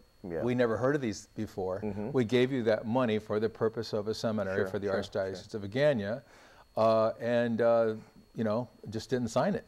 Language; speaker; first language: English; native; English